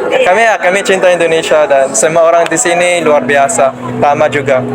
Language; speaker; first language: Indonesian; non-native, fluent; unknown